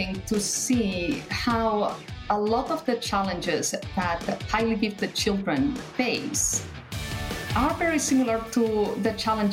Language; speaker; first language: English; non-native, fluent; Catalan